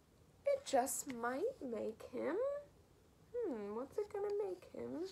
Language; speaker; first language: English; native; English